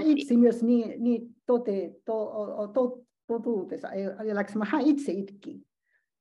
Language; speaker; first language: Finnish; non-native, learner; Chinese